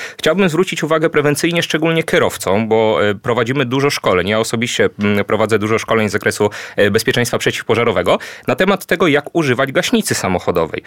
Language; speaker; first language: Polish; native; Polish